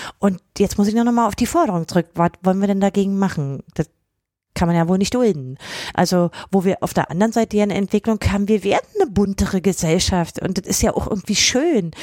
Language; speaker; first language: German; native; German